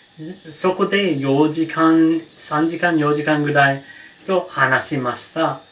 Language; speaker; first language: Japanese; non-native, learner; English